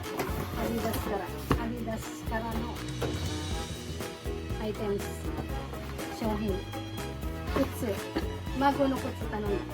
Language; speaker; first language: Japanese; non-native, fluent; Filipino